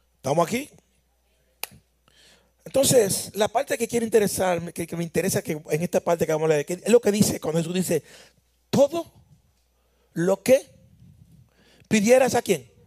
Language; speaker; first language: Spanish; native; Spanish